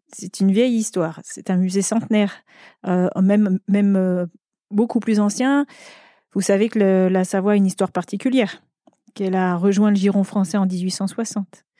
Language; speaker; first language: French; native; French